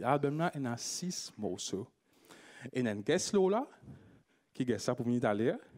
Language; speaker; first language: French; non-native, local second language; Morisyen